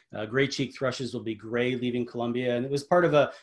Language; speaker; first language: English; native; English